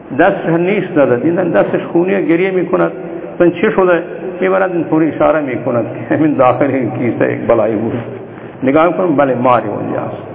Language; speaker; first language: Persian; non-native, local second language; Baluchi